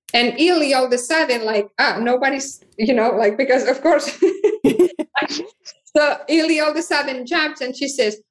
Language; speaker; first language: English; non-native, fluent; Catalan